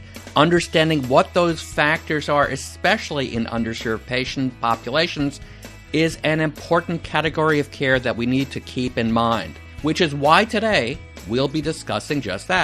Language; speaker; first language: English; native; English